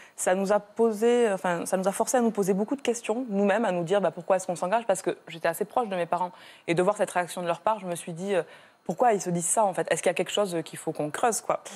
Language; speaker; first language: French; native; French